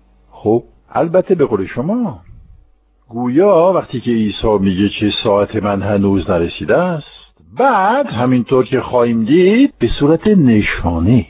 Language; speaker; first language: Persian; non-native, fluent; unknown